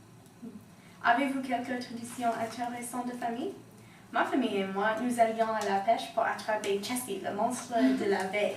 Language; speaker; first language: French; non-native, learner; English